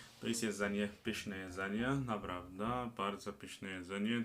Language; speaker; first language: Polish; non-native, learner; Arabic